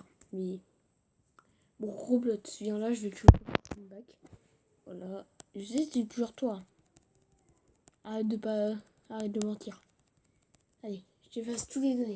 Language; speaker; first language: French; native; French